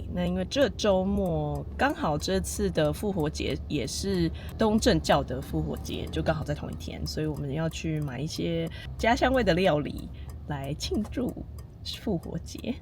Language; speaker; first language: Chinese; non-native, fluent; Serbian